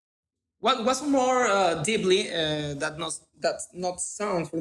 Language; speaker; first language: English; non-native, learner; Spanish